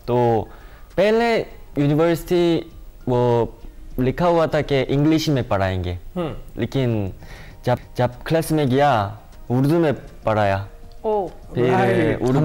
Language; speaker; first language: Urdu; non-native, learner; Korean